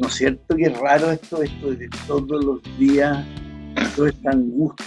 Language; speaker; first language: Spanish; native; Spanish